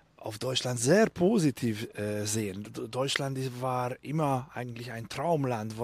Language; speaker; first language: German; non-native, fluent; Hungarian